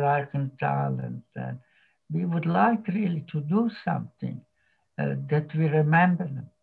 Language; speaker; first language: English; non-native, fluent; Slovak